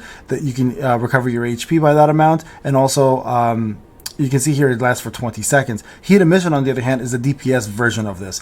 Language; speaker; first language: English; native; English